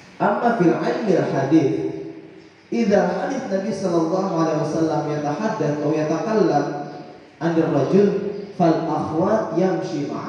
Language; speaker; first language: Arabic; non-native, learner; Indonesian